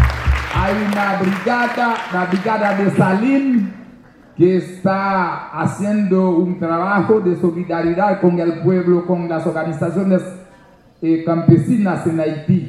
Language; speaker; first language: Spanish; non-native, learner; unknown